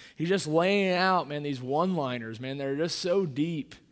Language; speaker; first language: English; native; English